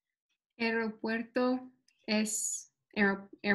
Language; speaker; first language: Spanish; non-native, learner; English